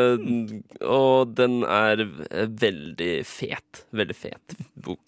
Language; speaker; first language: Norwegian; native; Norwegian